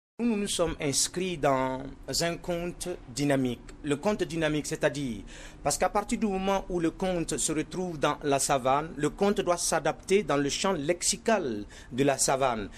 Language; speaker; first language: French; non-native, local second language; Mossi